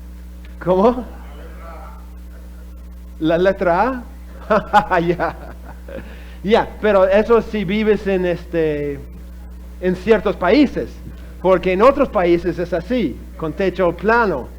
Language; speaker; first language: Spanish; non-native, fluent; English